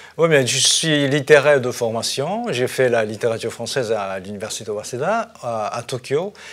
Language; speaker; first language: French; non-native, fluent; Japanese